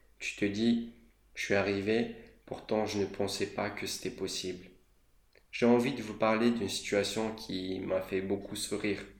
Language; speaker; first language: French; non-native, fluent; Romanian